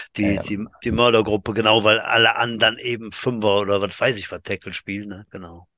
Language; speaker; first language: German; native; German